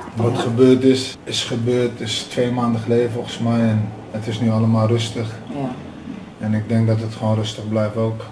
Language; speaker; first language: Dutch; native; Dutch